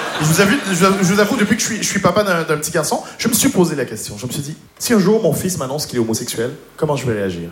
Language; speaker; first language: French; native; French